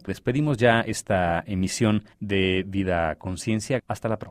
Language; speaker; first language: Spanish; native; Spanish